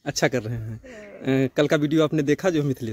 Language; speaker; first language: Hindi; native; Hindi